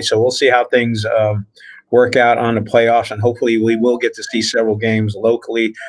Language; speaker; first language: English; native; English